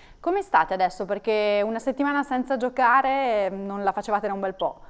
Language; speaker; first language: Italian; native; Italian